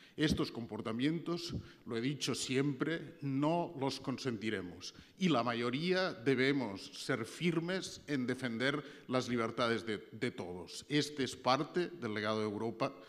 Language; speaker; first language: Spanish; native; Spanish